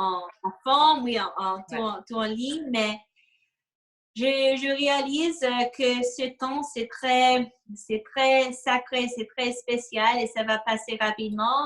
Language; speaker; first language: French; non-native, fluent; English